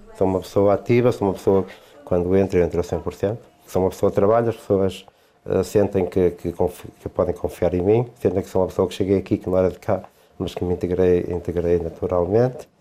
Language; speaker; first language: Portuguese; native; Portuguese